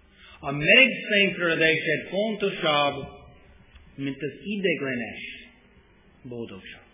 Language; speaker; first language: Hungarian; non-native, fluent; English